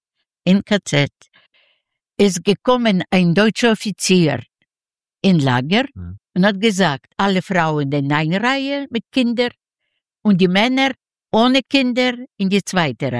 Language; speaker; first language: German; non-native, learner; Russian